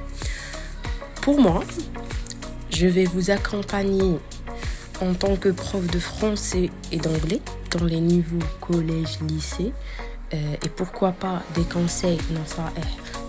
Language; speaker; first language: French; non-native, local second language; Arabic